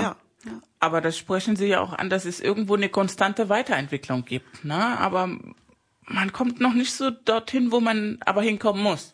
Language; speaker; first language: German; non-native, fluent; Spanish